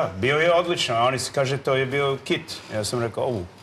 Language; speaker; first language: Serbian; non-native, learner; English